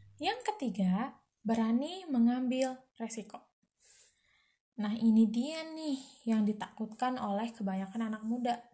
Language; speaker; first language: Indonesian; native; Indonesian